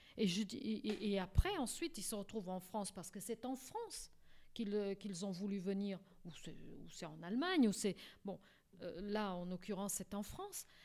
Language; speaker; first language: French; non-native, fluent; Portuguese